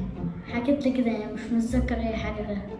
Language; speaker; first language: Arabic; native; Arabic